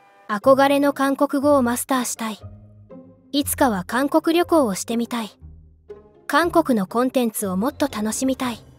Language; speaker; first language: Japanese; native; Japanese